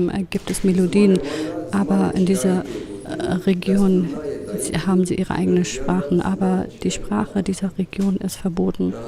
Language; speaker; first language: German; non-native, fluent; Kurdish